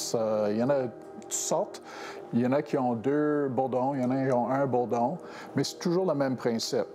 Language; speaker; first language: French; non-native, local second language; English